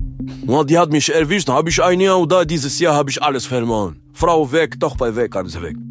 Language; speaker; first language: German; non-native, learner; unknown